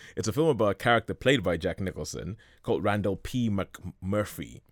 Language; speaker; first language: English; non-native, local second language; Yoruba